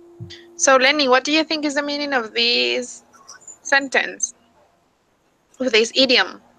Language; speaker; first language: English; non-native, fluent; Spanish